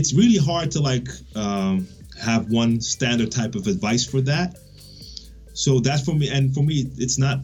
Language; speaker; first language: English; non-native, fluent; Dutch